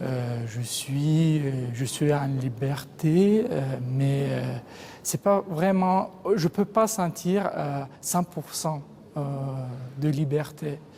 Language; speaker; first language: French; non-native, fluent; Azerbaijani